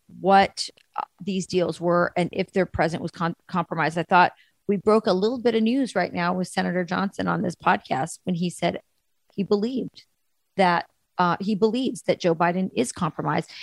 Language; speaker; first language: English; native; English